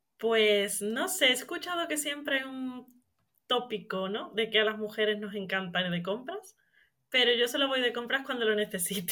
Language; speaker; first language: Spanish; native; Spanish